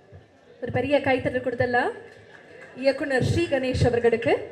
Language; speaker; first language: Tamil; native; Tamil